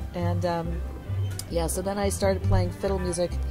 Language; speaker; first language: English; native; English